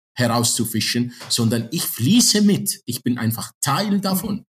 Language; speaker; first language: German; non-native, fluent; Arabic